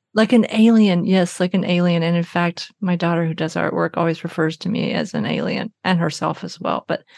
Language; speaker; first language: English; native; English